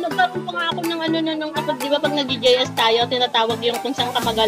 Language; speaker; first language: Filipino; native; Filipino